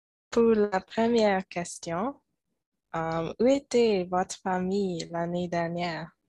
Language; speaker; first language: French; non-native, learner; English